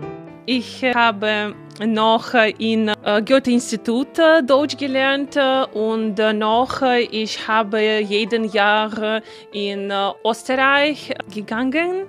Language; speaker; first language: German; non-native, learner; Russian